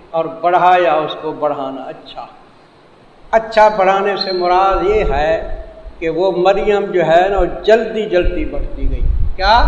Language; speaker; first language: Urdu; non-native, local second language; Saraiki